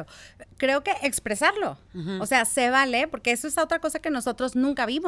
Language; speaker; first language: Spanish; native; Spanish